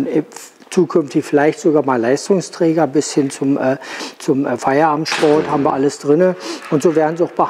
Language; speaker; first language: German; native; German